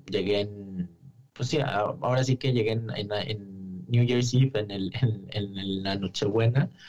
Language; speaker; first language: Spanish; native; Spanish